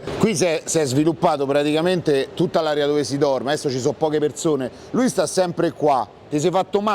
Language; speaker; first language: Italian; native; Italian